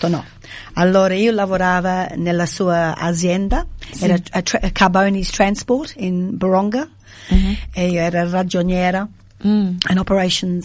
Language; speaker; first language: Italian; non-native, fluent; English